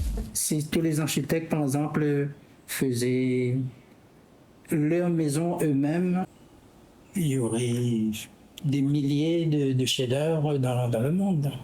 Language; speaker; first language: French; non-native, local second language; Réunion Creole French